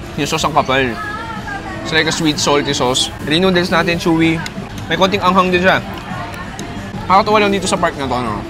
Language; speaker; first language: Filipino; native; Filipino